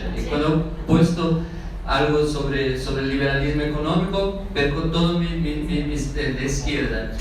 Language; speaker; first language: Spanish; non-native, fluent; Portuguese